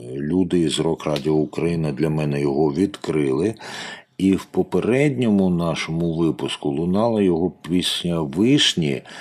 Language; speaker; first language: Ukrainian; native; Ukrainian